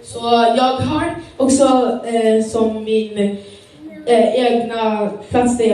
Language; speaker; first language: Swedish; early bilingual, other home language; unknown